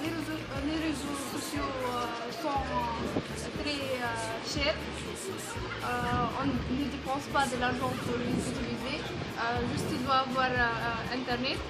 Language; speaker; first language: French; non-native, local second language; Arabic